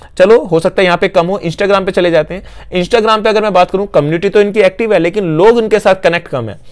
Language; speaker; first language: Hindi; native; Hindi